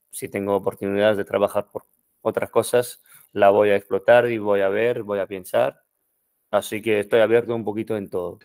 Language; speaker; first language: Spanish; non-native, fluent; French